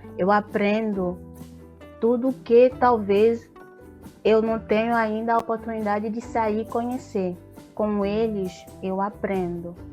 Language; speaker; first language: Portuguese; non-native, fluent; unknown